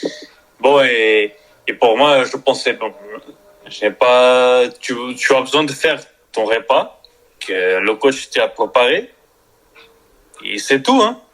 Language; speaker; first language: French; non-native, learner; Spanish